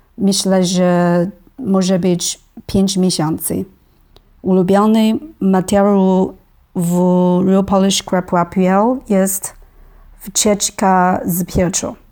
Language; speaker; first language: Polish; non-native, learner; Chinese